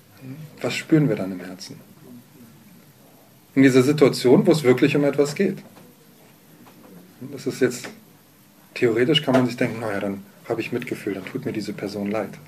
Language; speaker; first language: German; native; German